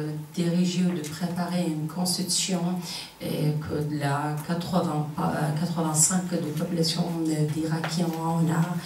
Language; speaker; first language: French; non-native, fluent; Kurdish